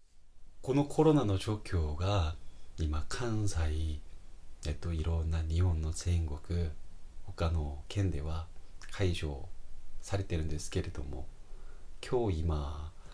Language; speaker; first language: Japanese; non-native, fluent; Korean